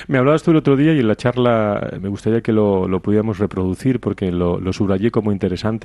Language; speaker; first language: Spanish; native; Spanish